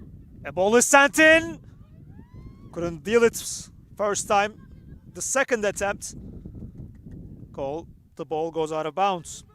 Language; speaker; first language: English; non-native, fluent; Turkish